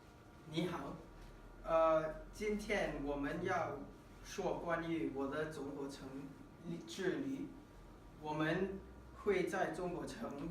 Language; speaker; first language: Chinese; non-native, learner; English